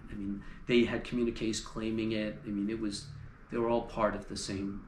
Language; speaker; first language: English; native; English